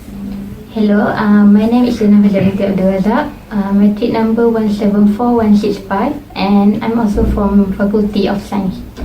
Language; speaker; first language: English; non-native, local second language; Malay